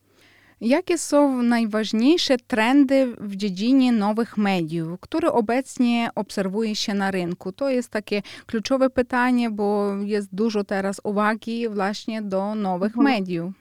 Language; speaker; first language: Polish; non-native, fluent; Ukrainian